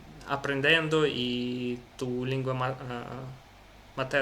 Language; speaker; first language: Portuguese; non-native, learner; Russian